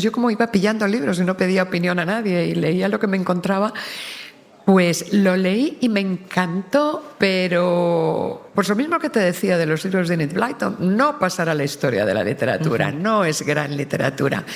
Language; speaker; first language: Spanish; native; Spanish